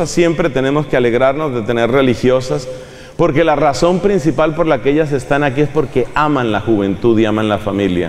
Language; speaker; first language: Spanish; native; Spanish